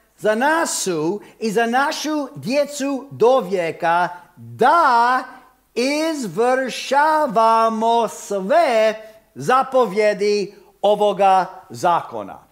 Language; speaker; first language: Croatian; early bilingual, heritage; Croatian